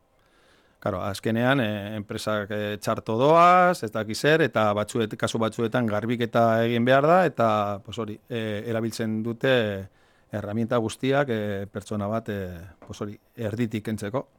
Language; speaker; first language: Basque; non-native, local second language; Spanish